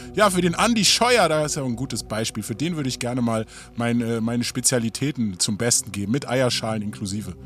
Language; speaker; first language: German; native; German